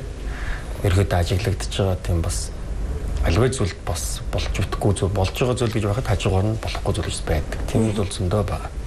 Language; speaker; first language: Mongolian; native; Mongolian